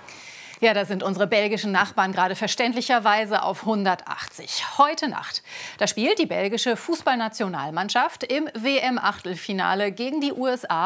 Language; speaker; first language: German; native; German